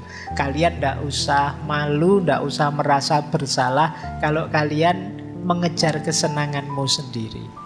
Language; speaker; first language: Indonesian; native; Indonesian